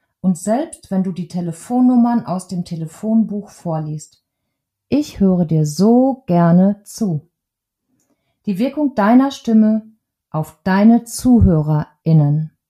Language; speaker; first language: German; native; German